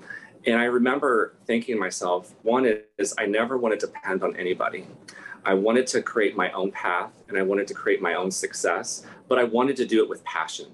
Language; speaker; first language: English; native; English